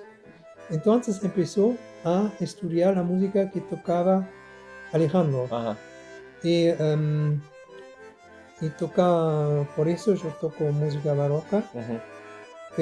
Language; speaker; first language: Spanish; non-native, learner; German